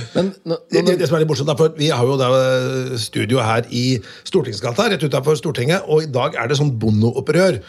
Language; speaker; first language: Norwegian; native; Norwegian